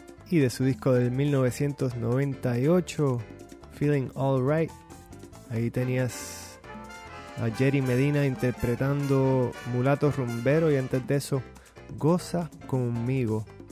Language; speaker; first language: Spanish; native; Spanish